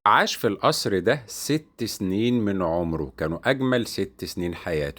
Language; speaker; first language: Arabic; native; Arabic